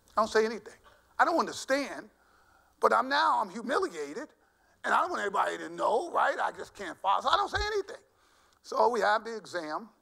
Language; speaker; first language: English; native; English